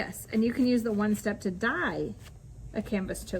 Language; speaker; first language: English; native; English